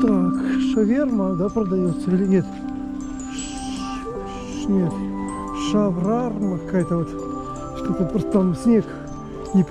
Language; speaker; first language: Russian; native; Russian